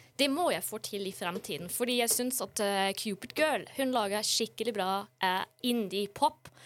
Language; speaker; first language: Norwegian; non-native, fluent; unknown